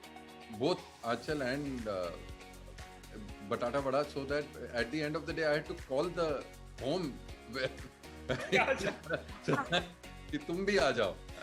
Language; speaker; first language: English; non-native, local second language; Hindi